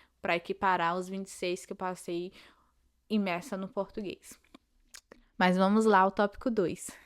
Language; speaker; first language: Portuguese; native; Portuguese